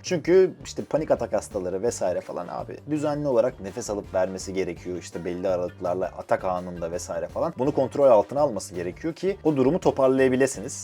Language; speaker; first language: Turkish; native; Turkish